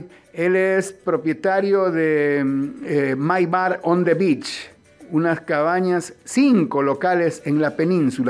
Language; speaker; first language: Spanish; native; Spanish